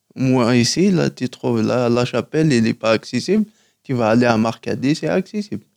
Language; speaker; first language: French; non-native, local second language; Kabyle